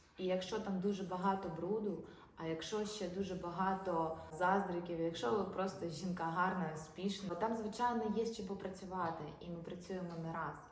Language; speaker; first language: Ukrainian; non-native, local second language; Russian